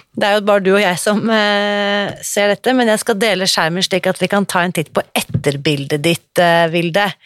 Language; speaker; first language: Norwegian; native; Norwegian